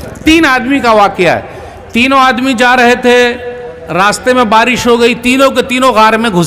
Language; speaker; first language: Hindi; native; Hindi